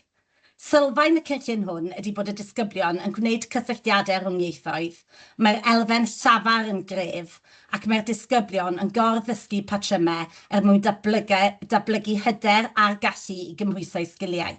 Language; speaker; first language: Welsh; native; Welsh